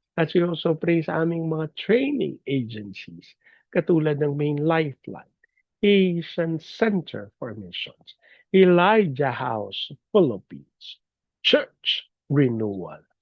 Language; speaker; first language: English; non-native, local second language; Filipino